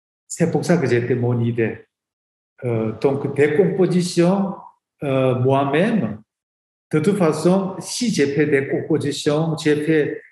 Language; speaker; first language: French; non-native, fluent; Korean